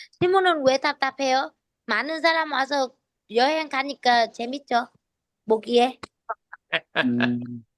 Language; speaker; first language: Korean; non-native, learner; Vietnamese